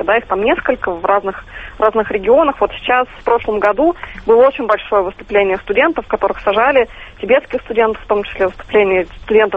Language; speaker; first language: Russian; native; Russian